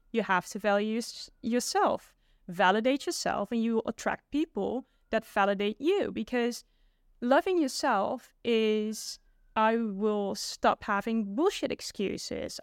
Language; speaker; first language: English; non-native, fluent; Dutch